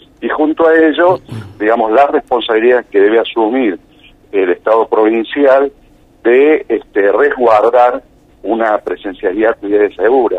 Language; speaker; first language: Spanish; native; Spanish